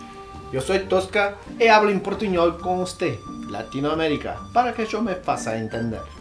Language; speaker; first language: Spanish; non-native, learner; Portuguese